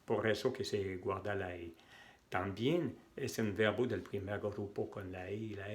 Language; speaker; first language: Spanish; non-native, fluent; French